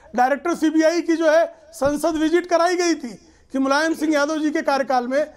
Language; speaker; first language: Hindi; native; Hindi